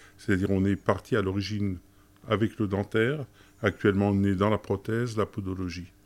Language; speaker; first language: French; early bilingual, other home language; German